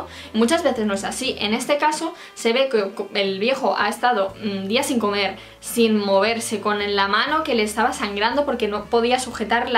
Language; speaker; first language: Spanish; native; Spanish